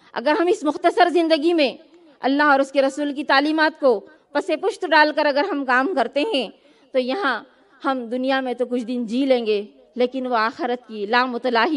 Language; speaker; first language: Urdu; native; Urdu